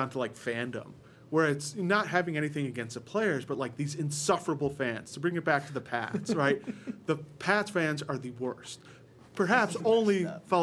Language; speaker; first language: English; native; English